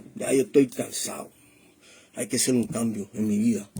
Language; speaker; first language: Spanish; early bilingual, heritage; Spanish